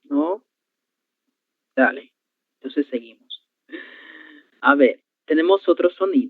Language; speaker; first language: Spanish; non-native, learner; Portuguese